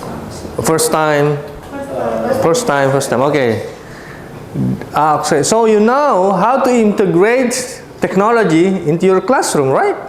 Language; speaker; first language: English; non-native, fluent; Indonesian